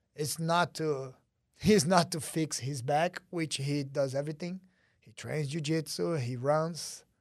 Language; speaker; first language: English; early bilingual, other home language; Portuguese